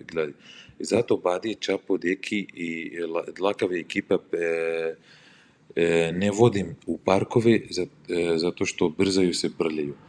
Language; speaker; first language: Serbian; non-native, learner; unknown